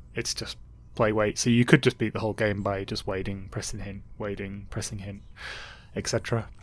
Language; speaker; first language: English; native; English